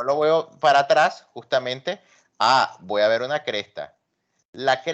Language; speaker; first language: Spanish; native; Spanish